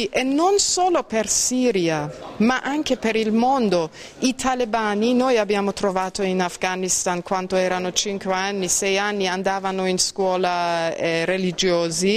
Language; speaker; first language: Italian; non-native, fluent; Persian